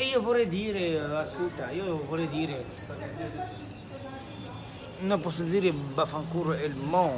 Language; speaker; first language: Italian; non-native, learner; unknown